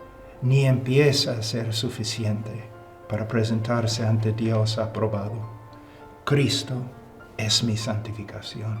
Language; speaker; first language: Spanish; non-native, fluent; English